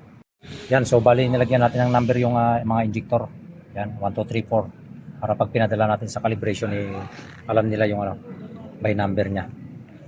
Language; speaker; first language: Filipino; native; Filipino